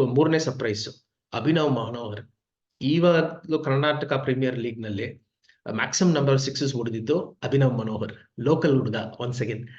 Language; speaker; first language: Kannada; non-native, local second language; Tamil